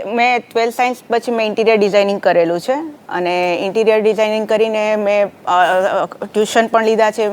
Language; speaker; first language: Gujarati; native; Gujarati